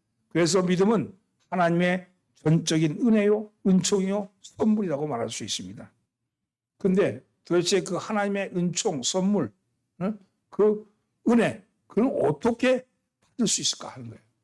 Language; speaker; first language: Korean; native; Korean